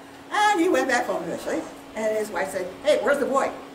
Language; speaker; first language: English; native; English